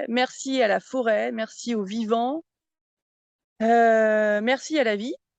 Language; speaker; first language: French; native; French